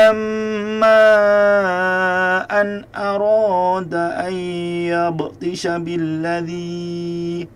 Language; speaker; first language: Arabic; non-native, fluent; Indonesian